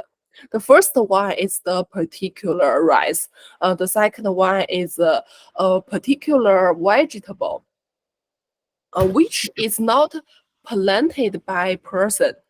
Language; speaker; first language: English; non-native, learner; Chinese